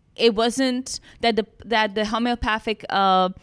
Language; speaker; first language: English; non-native, fluent; Czech